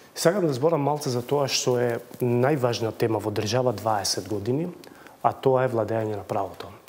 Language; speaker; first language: Macedonian; non-native, local second language; Albanian